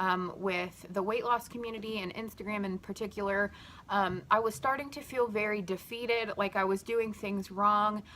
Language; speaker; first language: English; native; English